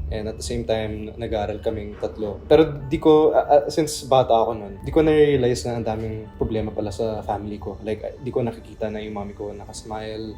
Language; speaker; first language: Filipino; early bilingual, other home language; English